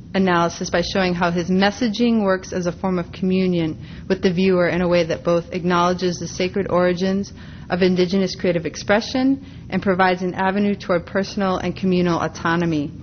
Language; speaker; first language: English; native; English